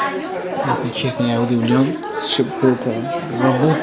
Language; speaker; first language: Russian; non-native, local second language; Tajik